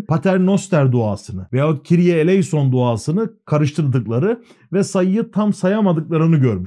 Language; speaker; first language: Turkish; native; Turkish